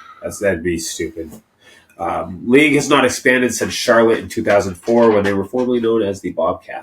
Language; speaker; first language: English; native; English